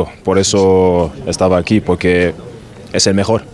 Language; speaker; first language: Spanish; non-native, learner; German